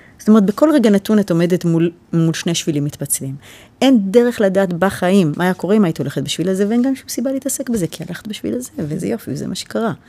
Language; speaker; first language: Hebrew; early bilingual, heritage; Hebrew